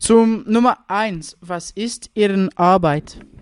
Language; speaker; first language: German; non-native, local second language; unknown